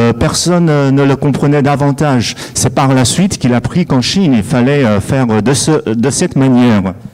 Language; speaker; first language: French; non-native, fluent; Chinese